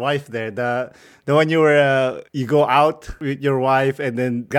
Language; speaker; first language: English; non-native, local second language; Filipino